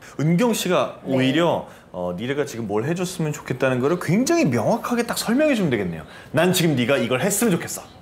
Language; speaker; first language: Korean; native; Korean